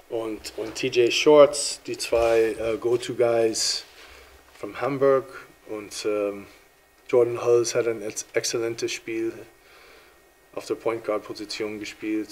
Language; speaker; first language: German; non-native, fluent; English